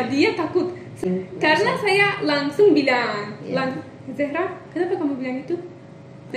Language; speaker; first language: Indonesian; non-native, learner; Turkish